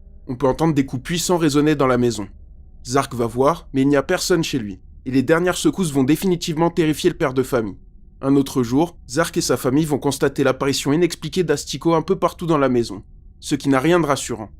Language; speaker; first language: French; native; French